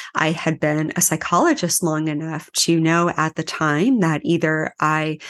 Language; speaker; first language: English; native; English